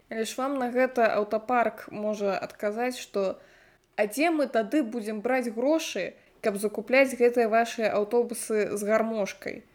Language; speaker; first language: Belarusian; non-native, local second language; Russian